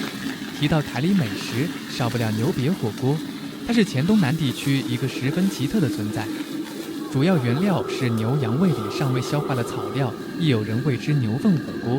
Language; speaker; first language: Chinese; native; Chinese